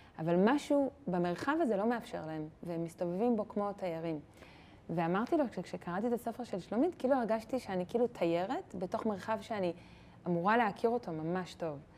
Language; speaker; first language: Hebrew; native; Hebrew